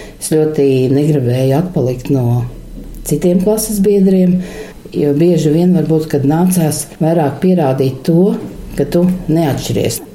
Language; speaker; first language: Latvian; non-native, local second language; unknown